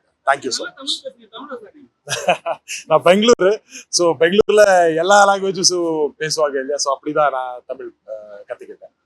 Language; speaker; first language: Tamil; non-native, local second language; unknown